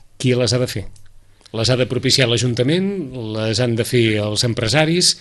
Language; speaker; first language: Catalan; native; Catalan